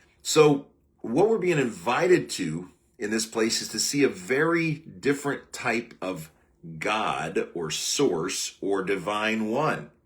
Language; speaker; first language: English; native; English